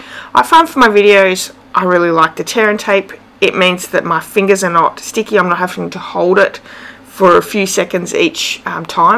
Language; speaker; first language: English; native; English